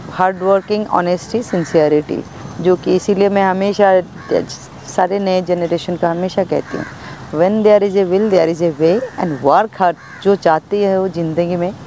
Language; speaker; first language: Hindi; non-native, local second language; Bangla